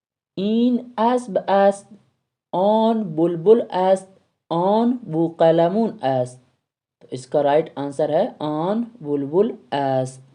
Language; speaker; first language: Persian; non-native, fluent; Urdu